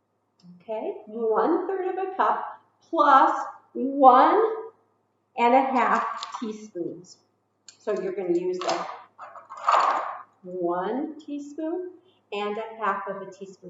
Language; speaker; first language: English; native; English